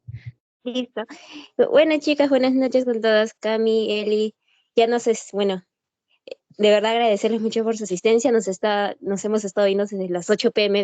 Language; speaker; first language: Spanish; native; Spanish